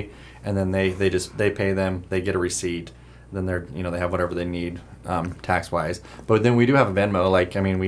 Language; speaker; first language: English; native; English